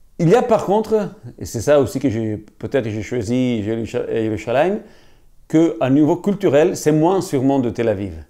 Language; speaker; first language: French; non-native, fluent; Italian